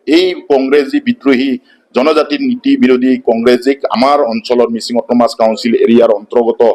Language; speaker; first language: Assamese; non-native, local second language; Mising